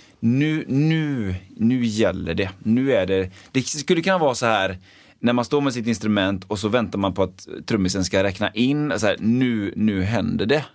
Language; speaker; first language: Swedish; native; Swedish